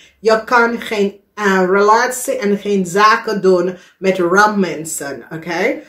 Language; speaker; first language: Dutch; non-native, learner; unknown